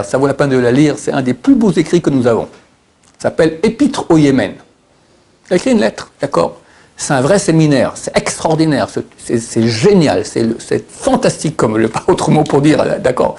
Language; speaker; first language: French; native; French